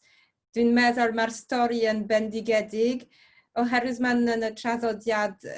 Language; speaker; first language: Welsh; non-native, fluent; French